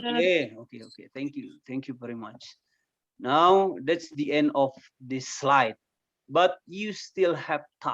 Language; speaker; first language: English; non-native, fluent; Indonesian